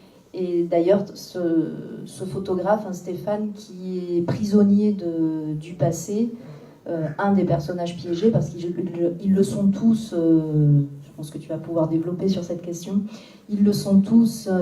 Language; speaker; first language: French; native; French